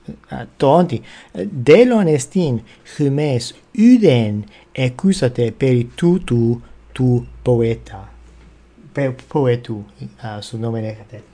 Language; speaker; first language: Greek; non-native, fluent; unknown